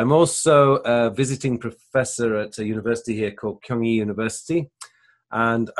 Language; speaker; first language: English; native; English